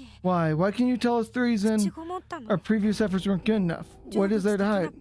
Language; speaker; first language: English; native; English